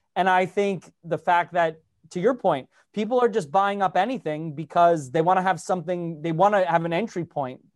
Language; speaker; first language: English; native; English